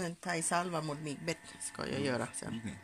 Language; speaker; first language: Swedish; non-native, learner; Thai